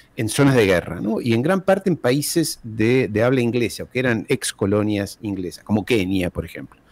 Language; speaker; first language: Spanish; early bilingual, heritage; Spanish